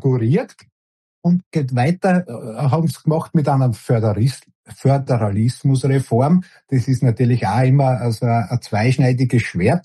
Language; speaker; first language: German; native; German